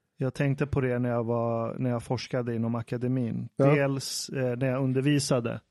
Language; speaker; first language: Swedish; early bilingual, other home language; Persian